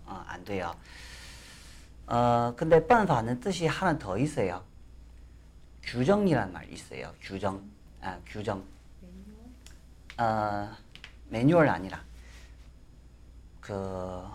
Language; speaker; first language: Korean; non-native, fluent; Chinese